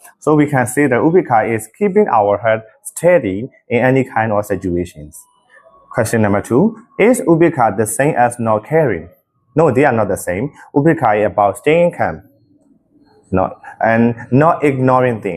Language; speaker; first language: English; non-native, fluent; Burmese